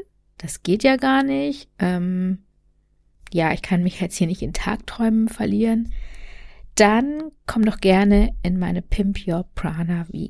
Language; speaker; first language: German; native; German